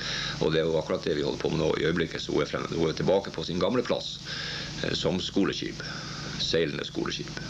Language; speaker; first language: Norwegian; native; Norwegian